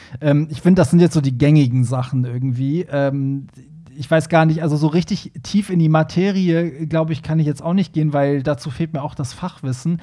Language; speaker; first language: German; early bilingual, other home language; Persian